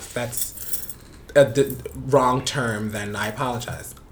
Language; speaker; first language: English; non-native, fluent; Spanish